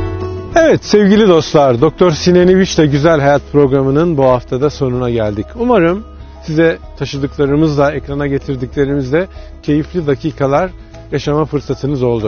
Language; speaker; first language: Turkish; native; Turkish